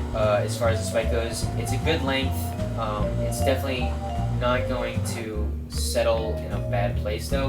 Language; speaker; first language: English; native; English